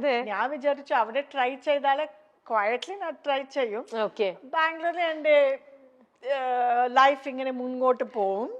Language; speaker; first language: Malayalam; non-native, learner; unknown